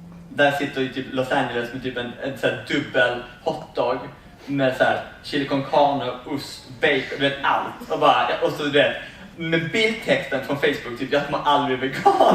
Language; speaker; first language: Swedish; native; Swedish